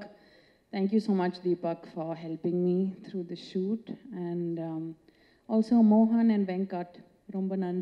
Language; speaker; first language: Tamil; non-native, local second language; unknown